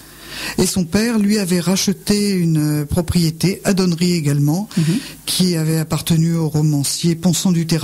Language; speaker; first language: French; native; French